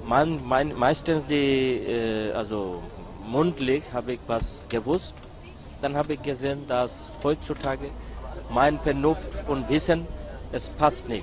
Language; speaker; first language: German; non-native, learner; Bangla